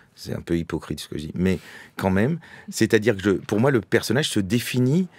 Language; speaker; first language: French; native; French